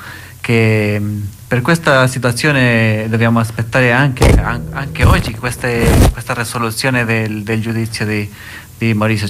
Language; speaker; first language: Italian; non-native, learner; Spanish